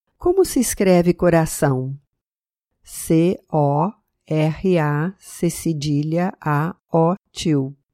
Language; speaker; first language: Portuguese; native; Portuguese